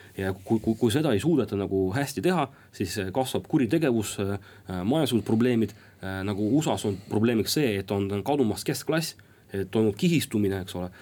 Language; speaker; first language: Estonian; non-native, local second language; Russian